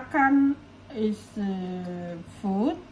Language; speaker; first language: English; non-native, fluent; Indonesian